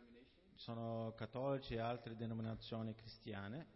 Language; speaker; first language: Italian; non-native, fluent; Portuguese